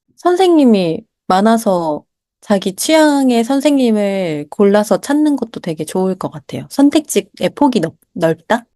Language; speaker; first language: Korean; native; Korean